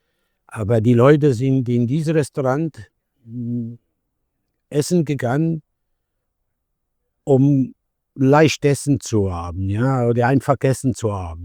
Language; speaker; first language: German; non-native, fluent; Italian